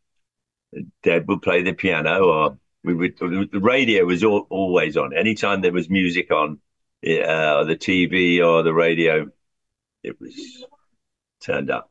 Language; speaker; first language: English; native; English